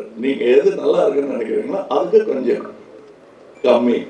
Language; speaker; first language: Tamil; native; Tamil